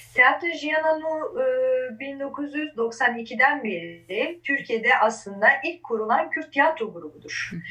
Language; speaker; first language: Turkish; non-native, local second language; Kurdish